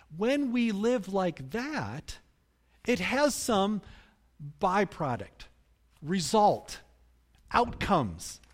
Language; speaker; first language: English; native; English